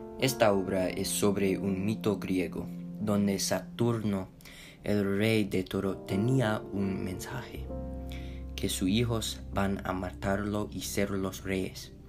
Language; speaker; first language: Spanish; non-native, learner; English